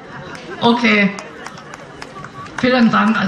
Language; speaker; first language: German; non-native, learner; Thai